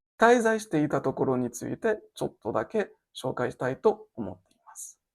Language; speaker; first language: Japanese; non-native, learner; French